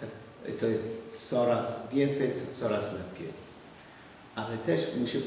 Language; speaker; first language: Polish; non-native, learner; English